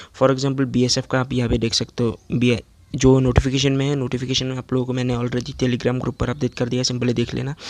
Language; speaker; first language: Hindi; non-native, local second language; Assamese